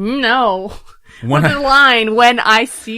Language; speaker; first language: English; native; English